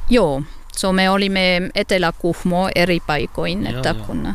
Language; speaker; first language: Finnish; non-native, learner; French